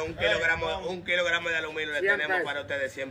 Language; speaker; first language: Spanish; native; Spanish